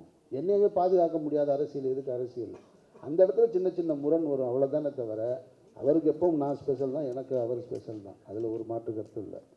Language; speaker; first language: Tamil; native; Tamil